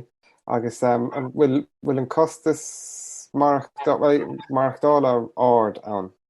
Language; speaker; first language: Irish; native; Irish